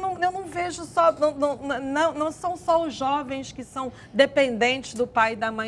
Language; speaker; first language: Portuguese; native; Portuguese